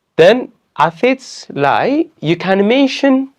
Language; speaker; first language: English; non-native, local second language; Amharic